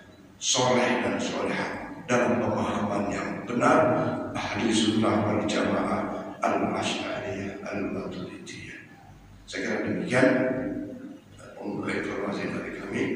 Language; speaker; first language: Indonesian; native; Indonesian